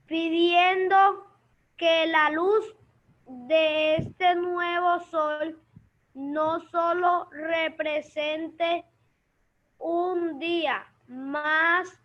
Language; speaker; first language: Spanish; native; Spanish